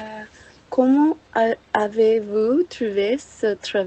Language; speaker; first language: French; non-native, learner; English